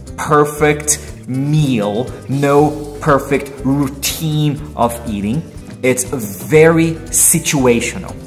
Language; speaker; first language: English; non-native, fluent; Portuguese